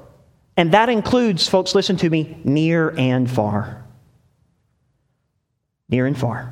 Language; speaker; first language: English; native; English